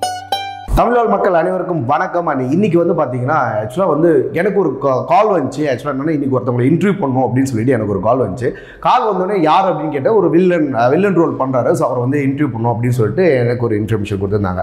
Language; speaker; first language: Tamil; native; Tamil